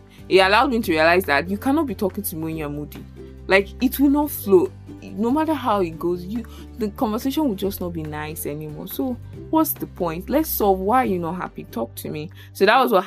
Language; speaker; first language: English; non-native, local second language; Yoruba